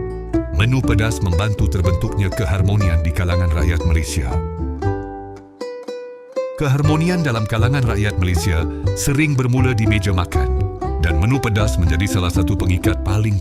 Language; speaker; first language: Malay; native; Malay